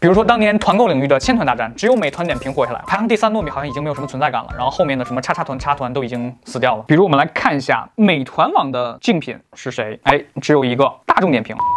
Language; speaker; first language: Chinese; native; Chinese